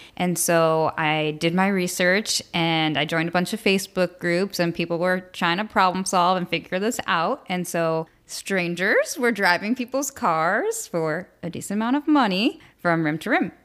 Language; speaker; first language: English; native; English